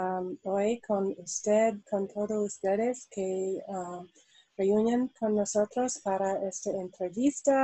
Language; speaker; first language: Spanish; non-native, learner; English